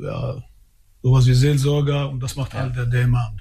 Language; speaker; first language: German; early bilingual, other home language; Albanian